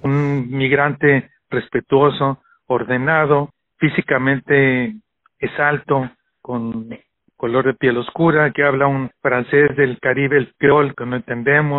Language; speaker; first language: Spanish; native; Spanish